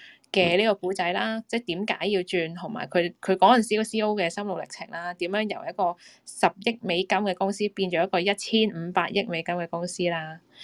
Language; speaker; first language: Cantonese; native; Cantonese